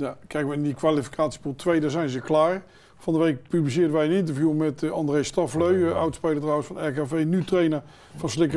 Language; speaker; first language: Dutch; native; Dutch